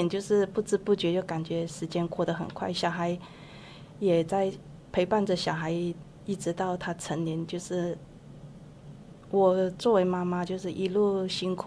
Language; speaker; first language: Chinese; non-native, local second language; Cantonese